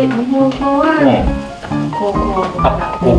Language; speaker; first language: Japanese; non-native, fluent; English